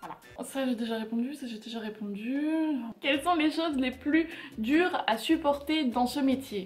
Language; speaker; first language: French; native; French